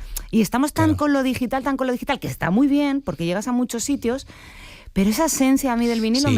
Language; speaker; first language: Spanish; native; Spanish